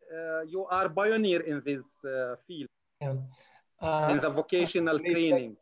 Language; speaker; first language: English; non-native, learner; Arabic